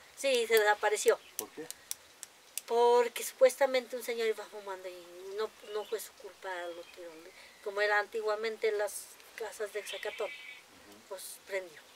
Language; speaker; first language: Spanish; native; Spanish